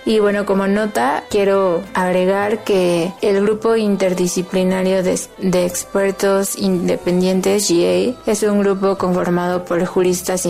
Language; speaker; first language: Spanish; native; Spanish